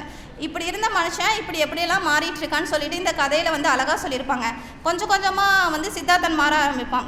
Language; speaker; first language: Tamil; native; Tamil